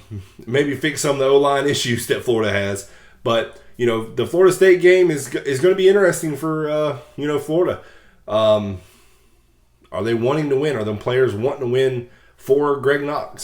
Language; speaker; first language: English; native; English